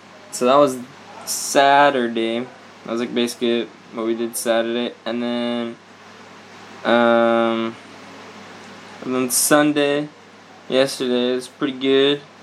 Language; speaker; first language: English; native; English